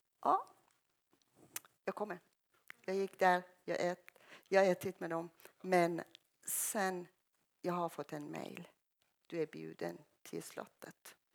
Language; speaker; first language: Swedish; non-native, fluent; Persian